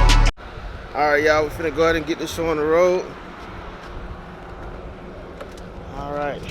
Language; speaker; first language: English; native; English